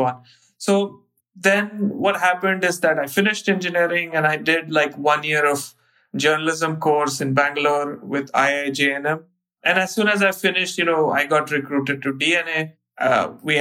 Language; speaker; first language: English; non-native, local second language; Hindi